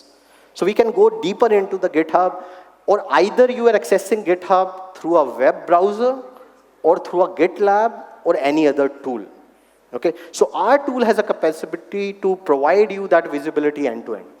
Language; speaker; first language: English; non-native, local second language; Hindi